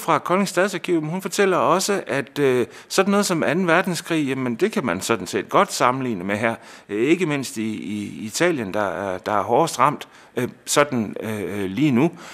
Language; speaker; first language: Danish; native; Danish